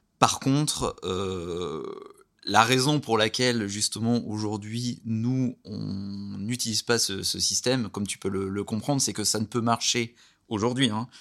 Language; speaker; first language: French; native; French